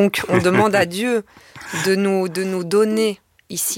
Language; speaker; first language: French; native; French